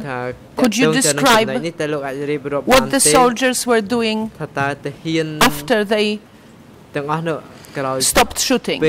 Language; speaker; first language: English; non-native, fluent; French